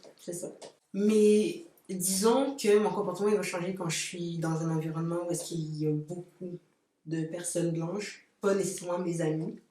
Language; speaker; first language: French; early bilingual, other home language; Lingala